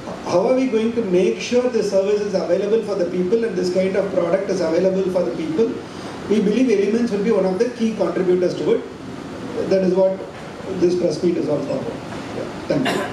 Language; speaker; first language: English; non-native, local second language; Tamil